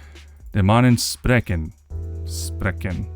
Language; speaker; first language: Dutch; non-native, learner; English